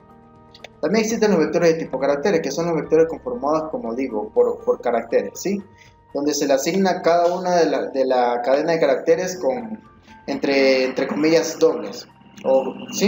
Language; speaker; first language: Spanish; native; Spanish